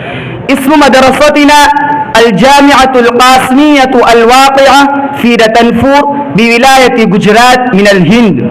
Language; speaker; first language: Arabic; non-native, learner; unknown